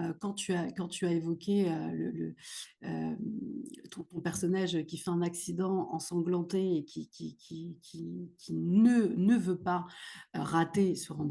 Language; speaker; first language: French; native; French